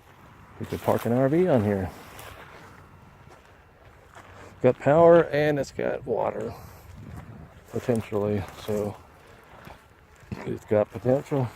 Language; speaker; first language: English; native; English